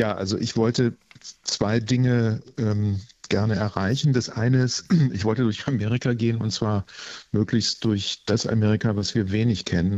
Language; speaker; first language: German; native; German